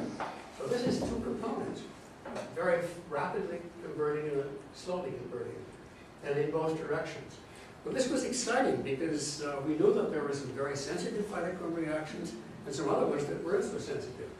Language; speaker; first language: English; native; English